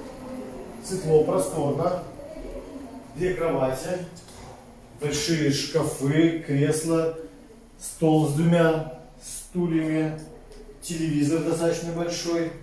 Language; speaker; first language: Russian; native; Russian